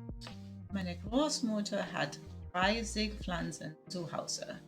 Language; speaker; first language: German; non-native, learner; Spanish